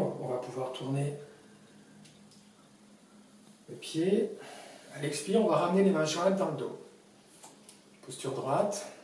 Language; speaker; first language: French; native; French